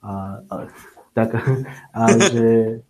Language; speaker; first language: French; non-native, learner; English